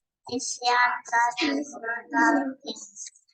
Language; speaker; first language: English; non-native, learner; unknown